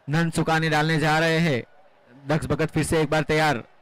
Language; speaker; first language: Hindi; non-native, local second language; Gujarati